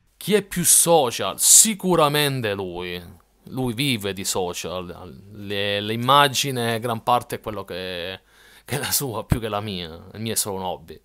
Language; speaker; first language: Italian; native; Italian